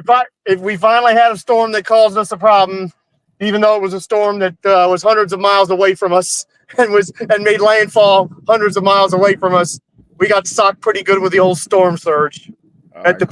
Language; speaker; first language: English; native; English